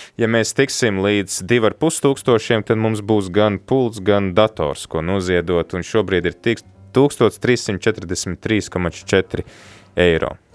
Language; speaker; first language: Latvian; native; Latvian